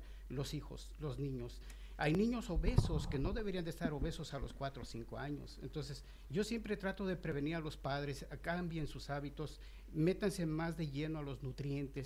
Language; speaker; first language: Spanish; native; Spanish